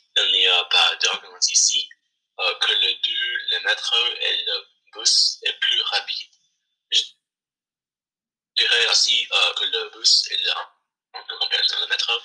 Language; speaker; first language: French; non-native, learner; English